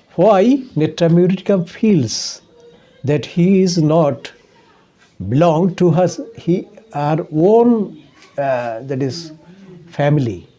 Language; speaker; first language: English; non-native, local second language; Bangla